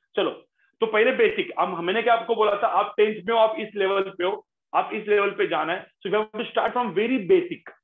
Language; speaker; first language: Hindi; non-native, local second language; Marathi